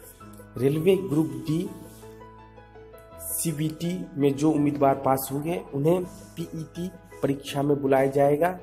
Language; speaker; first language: Hindi; native; Hindi